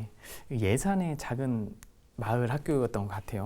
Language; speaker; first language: Korean; native; Korean